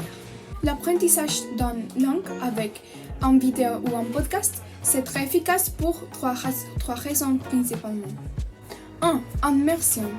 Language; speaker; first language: French; non-native, learner; Spanish